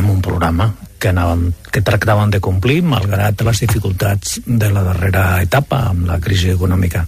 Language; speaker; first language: Catalan; non-native, local second language; Spanish